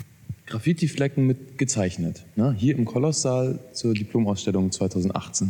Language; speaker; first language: German; native; German